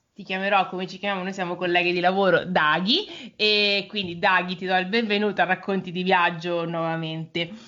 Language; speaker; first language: Italian; native; Italian